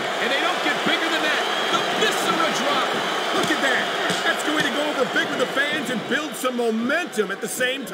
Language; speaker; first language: English; native; English